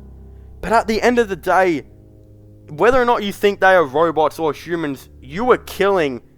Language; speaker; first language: English; native; English